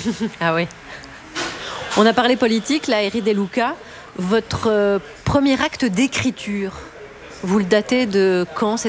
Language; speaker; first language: French; native; French